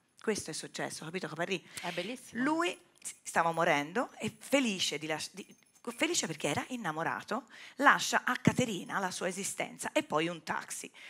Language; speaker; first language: Italian; native; Italian